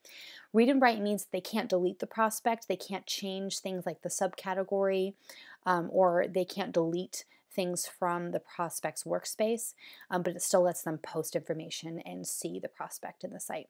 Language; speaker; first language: English; native; English